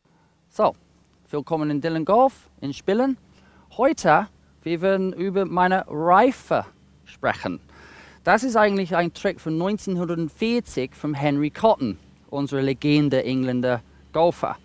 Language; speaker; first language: German; non-native, fluent; English